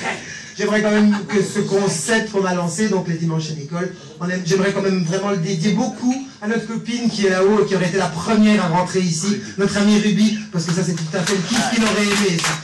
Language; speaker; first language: French; native; French